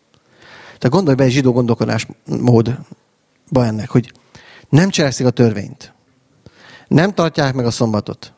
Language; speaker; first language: Hungarian; native; Hungarian